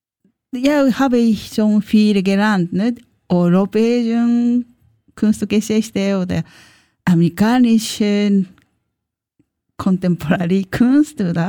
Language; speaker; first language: German; non-native, learner; Japanese